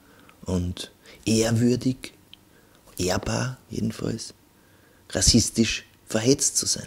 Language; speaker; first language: German; native; German